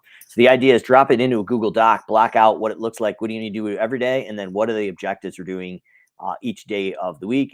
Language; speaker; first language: English; native; English